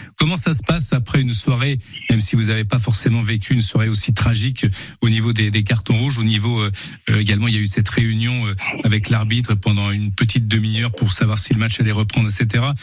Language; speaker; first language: French; native; French